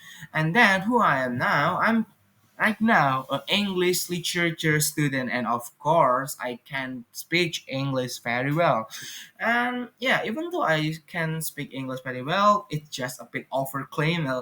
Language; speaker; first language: English; non-native, fluent; Indonesian